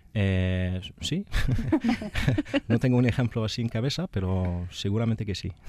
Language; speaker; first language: Spanish; non-native, fluent; French